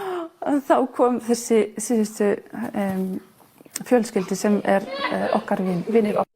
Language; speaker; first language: Icelandic; non-native, learner; Kalaallisut